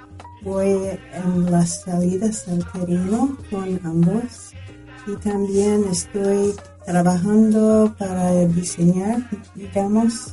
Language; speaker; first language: Spanish; non-native, fluent; English